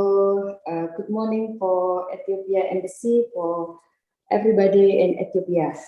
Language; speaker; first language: English; non-native, learner; Indonesian